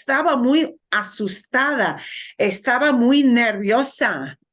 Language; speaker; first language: Spanish; non-native, fluent; English